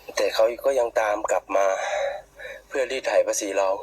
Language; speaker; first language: Thai; non-native, fluent; Burmese